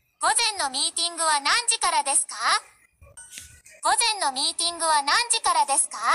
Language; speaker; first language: Japanese; non-native, learner; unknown